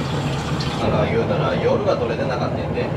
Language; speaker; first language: Japanese; native; Japanese